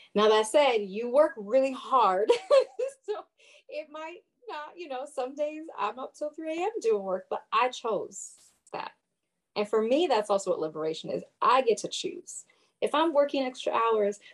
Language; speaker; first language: English; early bilingual, other home language; Yoruba